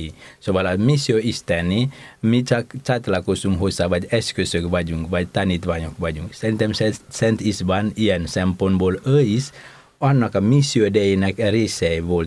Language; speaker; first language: Hungarian; non-native, fluent; Indonesian